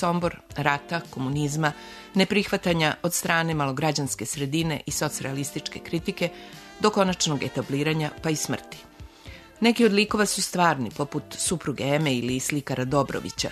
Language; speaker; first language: Serbian; native; Serbian